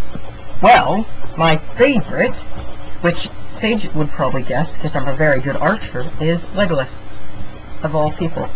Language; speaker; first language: English; native; English